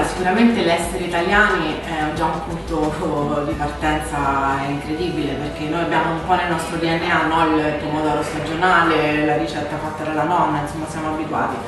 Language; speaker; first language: Italian; native; Italian